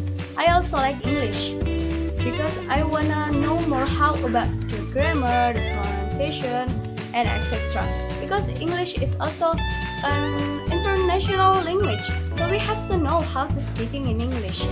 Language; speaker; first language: English; non-native, learner; Indonesian